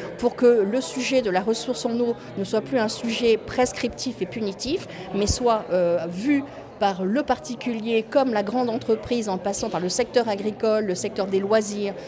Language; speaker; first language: French; native; French